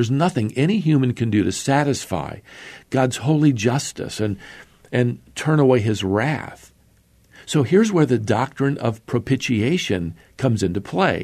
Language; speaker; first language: English; native; English